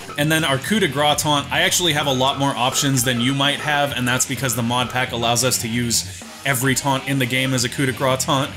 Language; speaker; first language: English; native; English